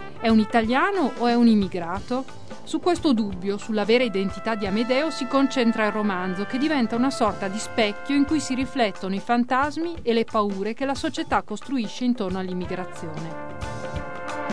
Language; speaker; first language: Italian; native; Italian